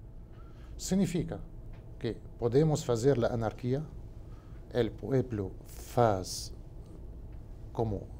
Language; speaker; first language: Spanish; non-native, learner; Arabic